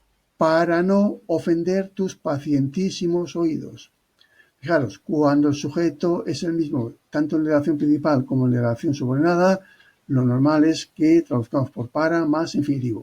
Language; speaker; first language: Spanish; native; Spanish